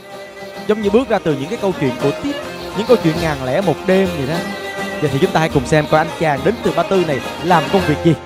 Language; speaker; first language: Vietnamese; native; Vietnamese